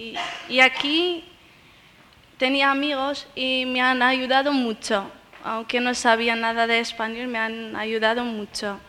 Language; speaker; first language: Spanish; non-native, fluent; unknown